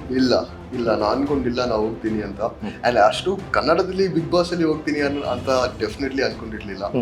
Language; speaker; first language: Kannada; non-native, local second language; English